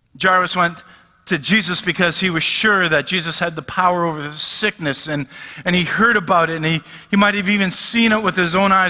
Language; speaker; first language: English; native; English